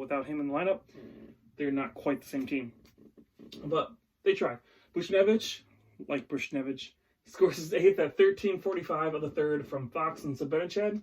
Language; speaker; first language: English; native; English